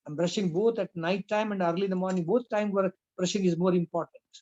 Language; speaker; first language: English; non-native, local second language; Kannada